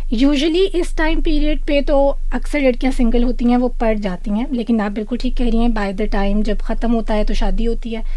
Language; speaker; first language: Urdu; native; Urdu